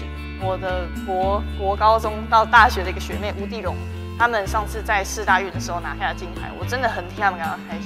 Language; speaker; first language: Chinese; native; Chinese